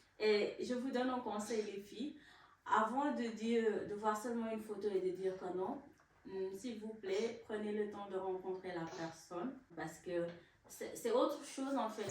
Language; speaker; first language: French; non-native, local second language; Wolof